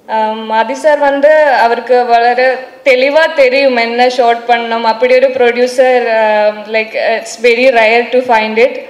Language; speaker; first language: Tamil; non-native, learner; Malayalam